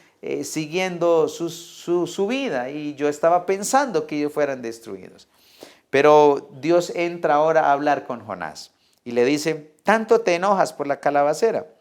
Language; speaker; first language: Spanish; native; Spanish